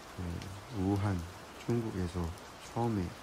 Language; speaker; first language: Korean; non-native, learner; Chinese